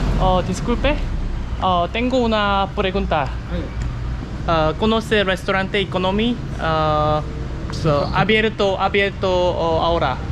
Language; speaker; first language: Spanish; non-native, learner; Korean